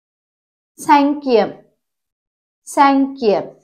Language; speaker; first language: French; non-native, fluent; Tamil